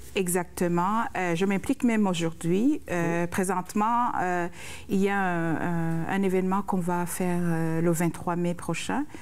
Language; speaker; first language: French; non-native, local second language; Rundi